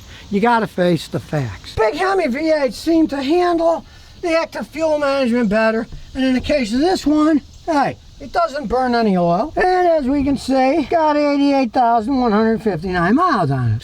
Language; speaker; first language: English; native; English